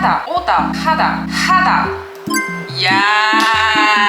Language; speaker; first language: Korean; non-native, learner; English